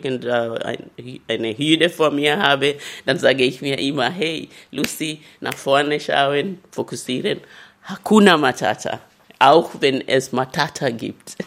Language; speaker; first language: German; non-native, fluent; Luyia